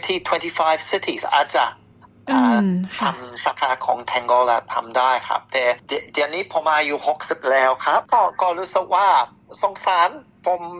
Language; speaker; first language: Thai; non-native, fluent; English